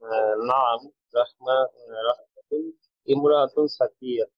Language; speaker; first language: Arabic; non-native, learner; Bangla